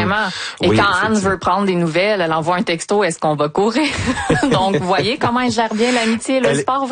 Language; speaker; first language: French; native; French